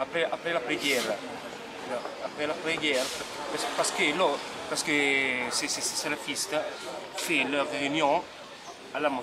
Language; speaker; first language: French; non-native, learner; Arabic